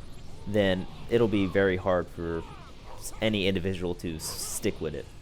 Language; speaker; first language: English; native; English